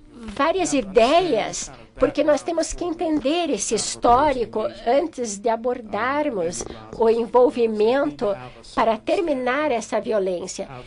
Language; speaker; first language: Portuguese; non-native, fluent; English